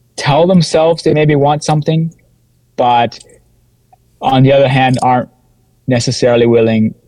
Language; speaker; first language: English; native; English